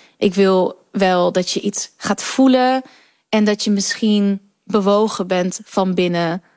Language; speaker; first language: Dutch; early bilingual, other home language; Kurdish